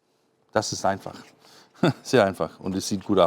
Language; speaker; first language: German; non-native, fluent; Danish